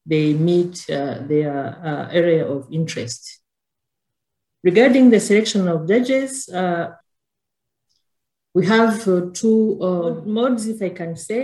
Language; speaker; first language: English; non-native, local second language; Kinyarwanda